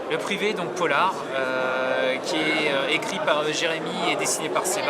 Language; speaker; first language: French; native; French